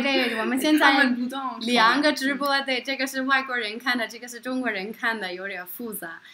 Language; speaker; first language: Chinese; non-native, fluent; Norwegian